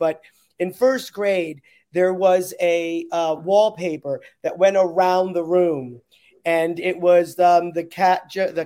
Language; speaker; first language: English; native; English